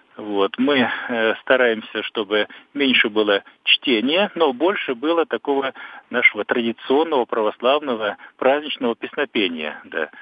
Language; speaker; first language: Russian; native; Russian